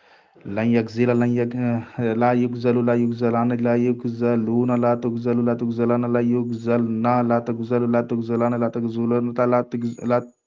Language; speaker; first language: Arabic; non-native, learner; Urdu